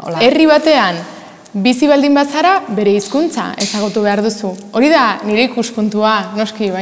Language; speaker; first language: Basque; non-native, fluent; Spanish